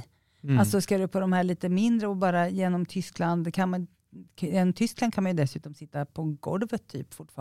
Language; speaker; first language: Swedish; native; Swedish